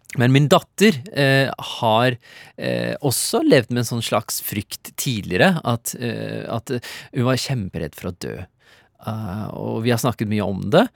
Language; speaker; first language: Norwegian; early bilingual, other home language; Urdu